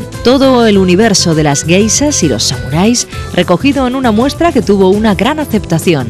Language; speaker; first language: Spanish; native; Spanish